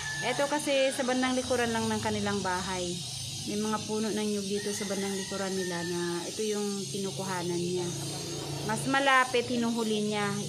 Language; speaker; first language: Filipino; non-native, local second language; Cebuano